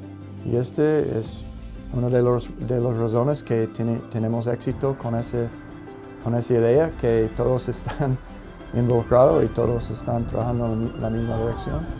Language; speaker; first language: Spanish; non-native, fluent; English